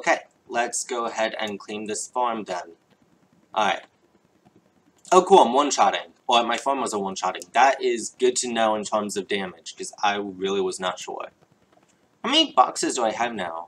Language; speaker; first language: English; native; English